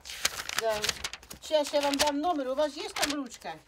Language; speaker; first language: Russian; non-native, fluent; Dutch